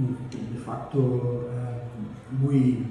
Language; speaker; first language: Spanish; non-native, fluent; Portuguese